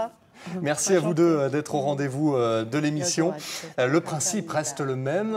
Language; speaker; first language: French; native; French